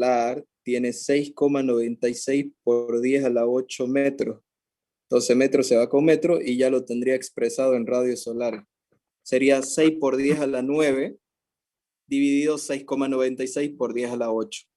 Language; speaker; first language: Spanish; native; Spanish